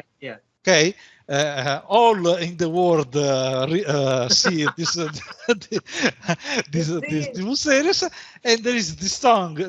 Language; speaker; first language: English; non-native, learner; Italian